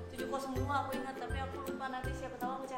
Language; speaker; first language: Indonesian; native; Indonesian